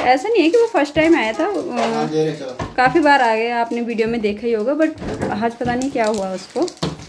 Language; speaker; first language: Hindi; native; Hindi